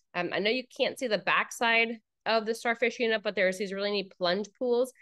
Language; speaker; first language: English; native; English